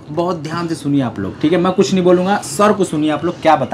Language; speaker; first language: Hindi; native; Hindi